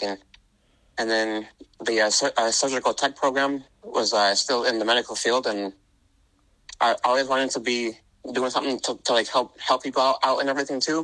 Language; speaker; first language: English; native; English